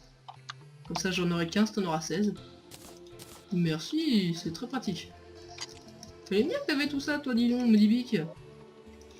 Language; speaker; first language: French; native; French